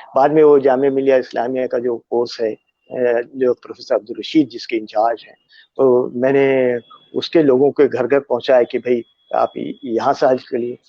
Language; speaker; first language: Urdu; native; Urdu